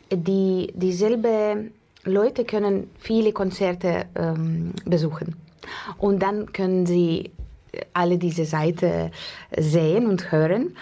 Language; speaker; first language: German; non-native, learner; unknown